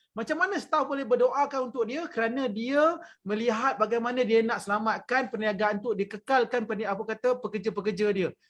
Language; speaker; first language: Malay; native; Malay